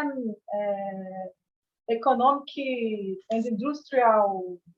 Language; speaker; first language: English; non-native, learner; Portuguese